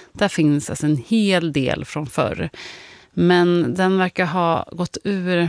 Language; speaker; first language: Swedish; native; Swedish